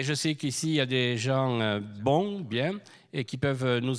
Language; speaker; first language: French; native; French